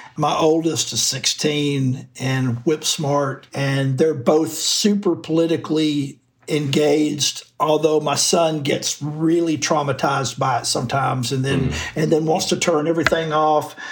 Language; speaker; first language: English; native; English